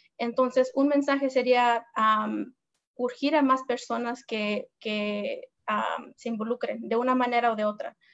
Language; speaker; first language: Spanish; early bilingual, heritage; Spanish